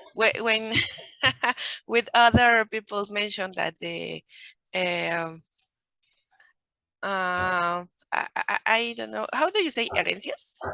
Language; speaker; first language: English; non-native, learner; Spanish